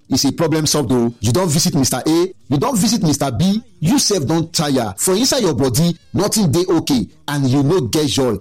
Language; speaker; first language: Nigerian Pidgin; non-native, local second language; Yoruba